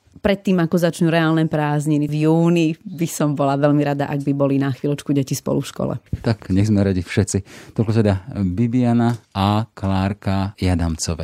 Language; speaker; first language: Slovak; native; Slovak